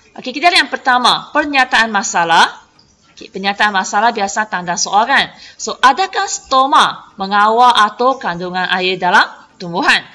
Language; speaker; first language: Malay; non-native, local second language; Chinese